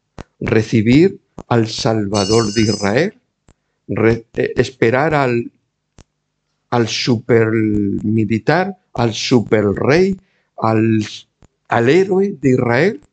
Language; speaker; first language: Spanish; native; Spanish